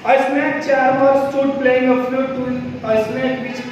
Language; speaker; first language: English; non-native, local second language; Hindi